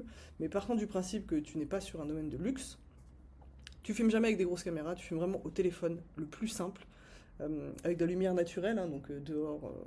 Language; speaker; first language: French; native; French